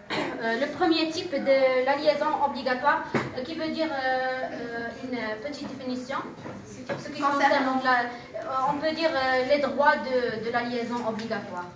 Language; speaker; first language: French; non-native, learner; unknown